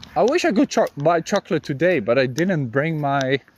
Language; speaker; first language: English; non-native, fluent; Dutch